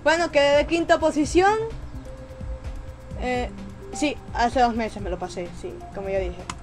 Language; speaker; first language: Spanish; native; Spanish